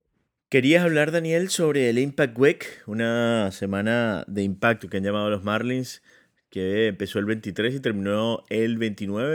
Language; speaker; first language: Spanish; native; Spanish